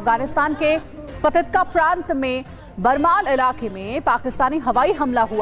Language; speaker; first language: Hindi; native; Hindi